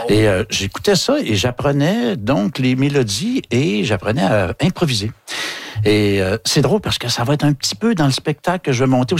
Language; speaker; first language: French; native; French